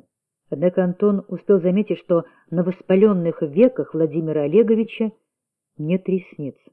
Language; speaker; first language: Russian; native; Russian